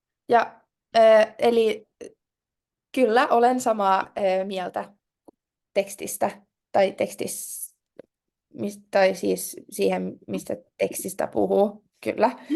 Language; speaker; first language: Finnish; non-native, local second language; Swedish